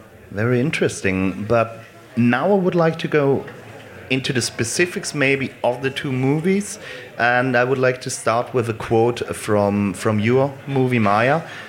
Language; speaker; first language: English; non-native, fluent; German